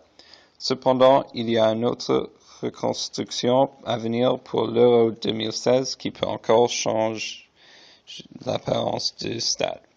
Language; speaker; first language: French; non-native, learner; Portuguese